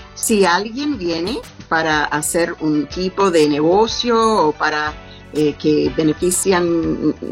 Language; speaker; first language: Spanish; non-native, learner; English